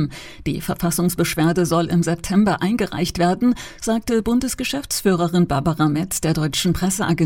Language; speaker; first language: German; native; German